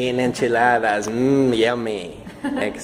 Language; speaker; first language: English; non-native, fluent; Spanish